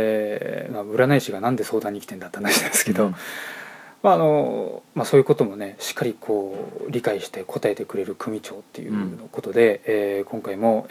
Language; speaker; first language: Japanese; native; Japanese